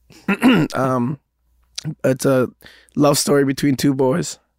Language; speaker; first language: English; native; English